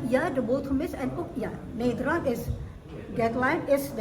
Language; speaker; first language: Dutch; early bilingual, heritage; Indonesian